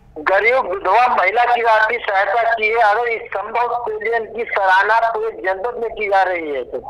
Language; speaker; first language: Hindi; native; Hindi